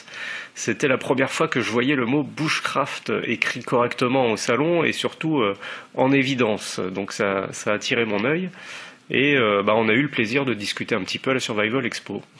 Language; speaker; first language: French; native; French